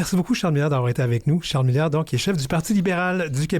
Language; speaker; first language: French; native; French